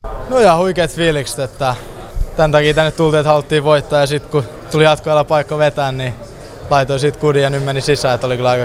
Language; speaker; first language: Finnish; native; Finnish